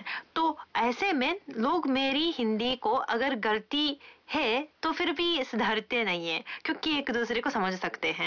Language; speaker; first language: Hindi; non-native, fluent; Japanese